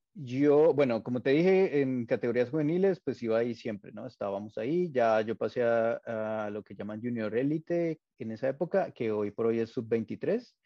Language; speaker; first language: Spanish; native; Spanish